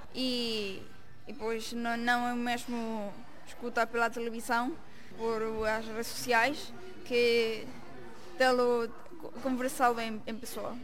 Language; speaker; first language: Portuguese; early bilingual, heritage; Spanish